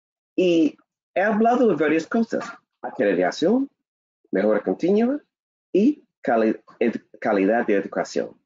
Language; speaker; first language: Spanish; non-native, learner; English